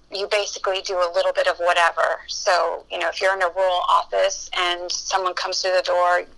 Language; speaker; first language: English; early bilingual, other home language; Spanish